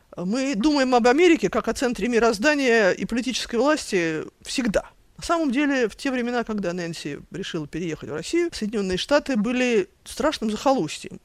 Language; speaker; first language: Russian; native; Russian